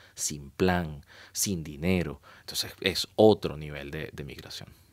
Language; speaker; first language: Spanish; native; Spanish